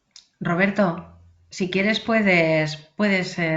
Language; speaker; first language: Spanish; native; Spanish